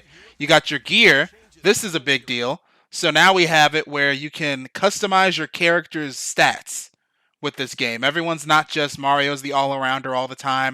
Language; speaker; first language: English; native; English